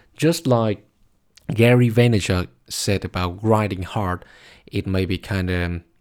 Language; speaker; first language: English; non-native, fluent; Vietnamese